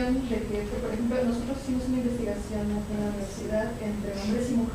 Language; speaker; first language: Spanish; native; Spanish